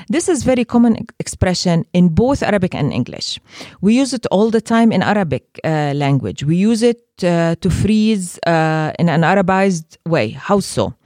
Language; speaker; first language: English; non-native, fluent; Arabic